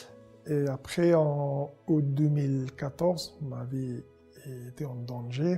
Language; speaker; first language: French; non-native, learner; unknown